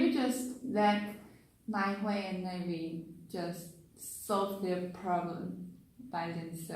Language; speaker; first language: English; non-native, learner; Chinese